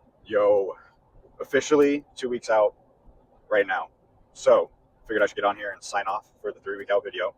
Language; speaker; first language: English; native; English